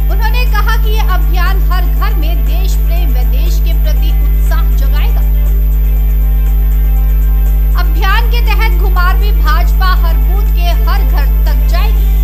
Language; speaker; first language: Hindi; native; Hindi